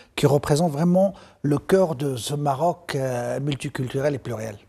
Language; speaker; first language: French; non-native, local second language; Arabic